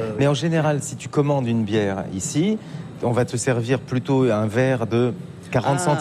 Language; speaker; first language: French; native; French